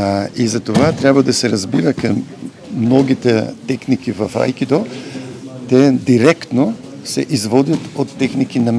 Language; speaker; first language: Bulgarian; non-native, learner; Polish